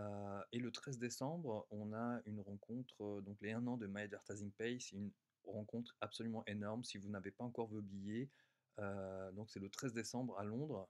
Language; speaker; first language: French; native; French